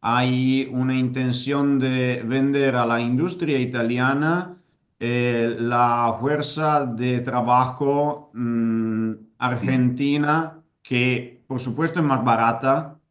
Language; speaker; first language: Spanish; non-native, fluent; Italian